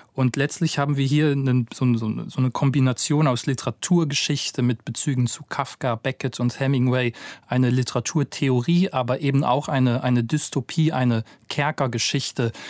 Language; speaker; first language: German; native; German